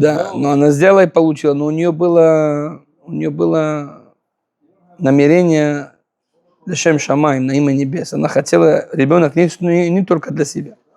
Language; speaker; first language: Russian; non-native, fluent; Hebrew